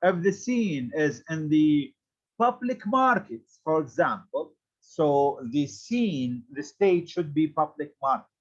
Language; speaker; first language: English; non-native, fluent; Arabic